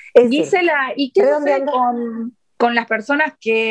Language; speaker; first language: Spanish; native; Spanish